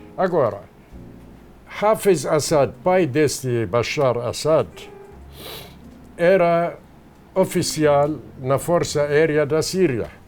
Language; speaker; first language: Portuguese; non-native, fluent; Arabic